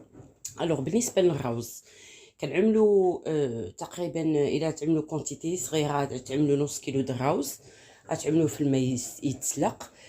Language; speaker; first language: Arabic; native; Arabic